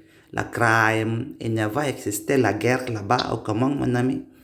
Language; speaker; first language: French; non-native, learner; Indonesian